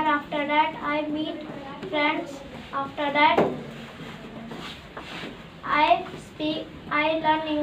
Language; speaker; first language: English; non-native, learner; Hindi